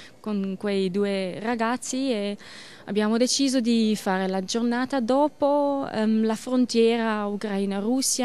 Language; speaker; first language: Italian; non-native, learner; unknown